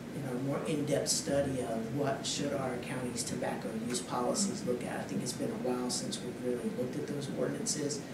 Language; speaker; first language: English; native; English